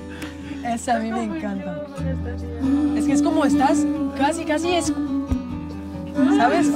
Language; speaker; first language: Spanish; non-native, fluent; Portuguese